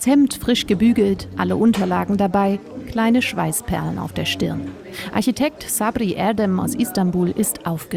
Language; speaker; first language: German; native; German